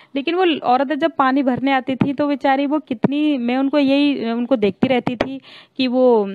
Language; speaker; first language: Hindi; native; Hindi